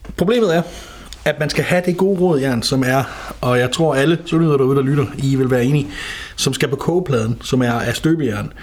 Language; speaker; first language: Danish; native; Danish